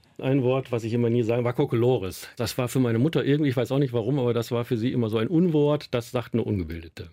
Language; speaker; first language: German; native; German